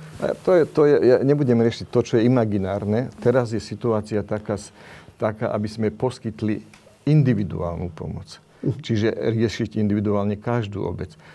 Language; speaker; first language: Slovak; non-native, local second language; Romany